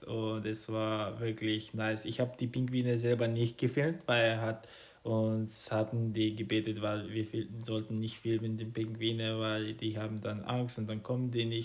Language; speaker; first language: German; non-native, fluent; Croatian